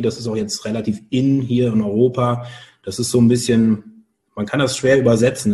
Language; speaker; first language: German; native; German